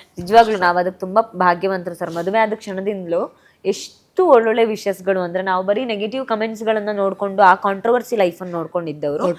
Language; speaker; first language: Kannada; native; Kannada